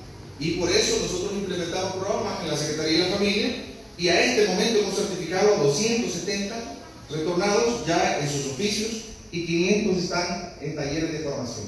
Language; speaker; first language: Spanish; native; Spanish